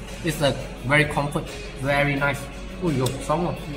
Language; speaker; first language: English; non-native, local second language; Min Nan Chinese